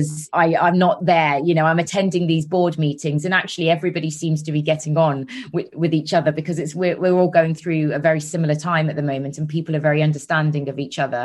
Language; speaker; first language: English; native; English